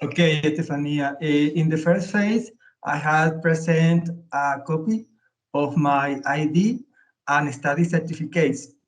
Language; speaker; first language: English; non-native, learner; Spanish